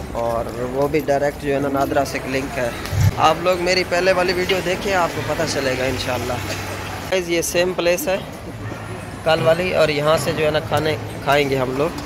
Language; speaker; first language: Urdu; non-native, local second language; Saraiki